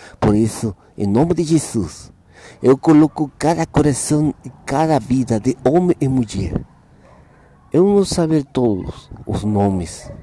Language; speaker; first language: Portuguese; non-native, learner; Spanish